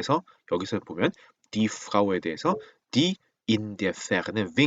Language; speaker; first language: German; non-native, fluent; Korean